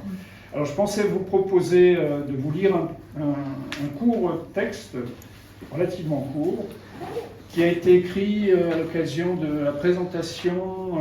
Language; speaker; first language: French; native; French